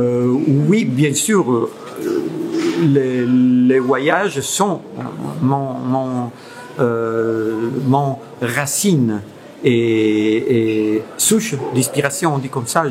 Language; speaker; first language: French; non-native, fluent; Italian